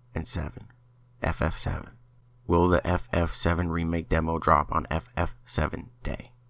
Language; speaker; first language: English; native; English